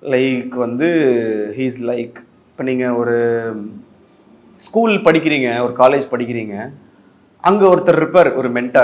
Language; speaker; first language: Tamil; native; Tamil